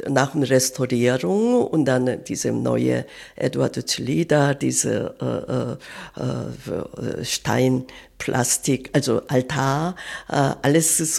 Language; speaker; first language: German; non-native, fluent; Korean